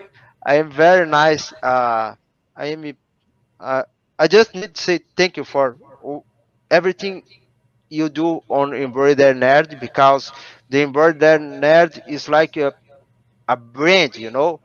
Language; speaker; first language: English; non-native, learner; Portuguese